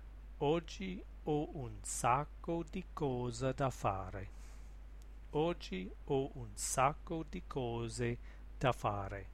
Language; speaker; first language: Italian; non-native, learner; English